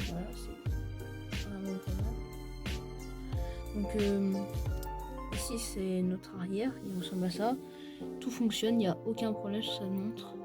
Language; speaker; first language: French; native; French